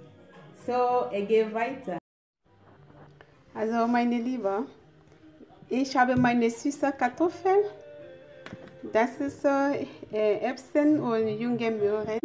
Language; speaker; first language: German; non-native, learner; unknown